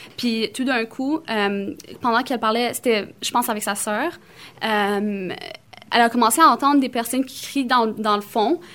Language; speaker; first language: French; early bilingual, other home language; Arabic